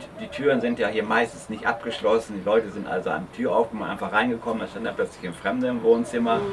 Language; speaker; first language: German; native; German